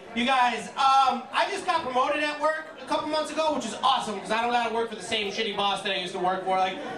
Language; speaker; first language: English; native; English